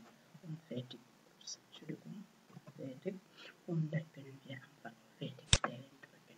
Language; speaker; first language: German; non-native, fluent; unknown